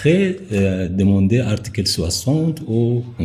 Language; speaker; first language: French; non-native, learner; Persian